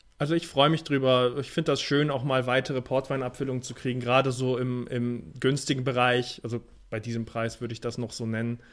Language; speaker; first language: German; native; German